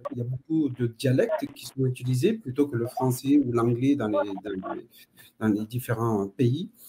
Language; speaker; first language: French; native; French